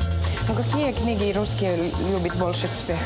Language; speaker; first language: Russian; non-native, learner; Finnish